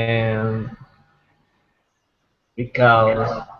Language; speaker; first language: English; non-native, learner; Spanish